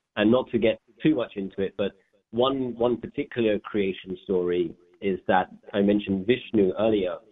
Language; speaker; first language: English; native; English